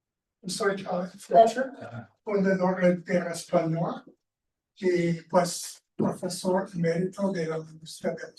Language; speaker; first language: Spanish; non-native, fluent; English